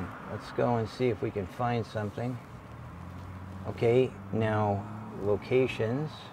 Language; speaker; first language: English; native; English